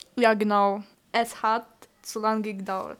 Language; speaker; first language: German; non-native, learner; Ukrainian